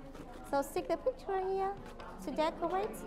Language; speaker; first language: English; non-native, fluent; Vietnamese